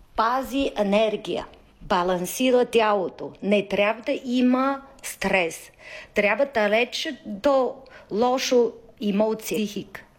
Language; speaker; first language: Bulgarian; non-native, learner; Chinese